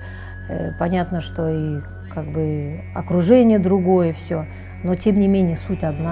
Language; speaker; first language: Russian; native; Russian